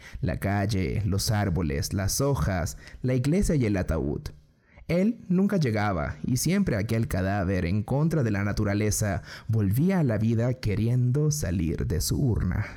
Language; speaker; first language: Spanish; native; Spanish